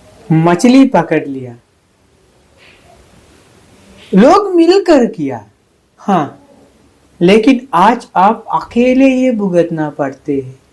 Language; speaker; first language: Hindi; non-native, fluent; Sinhala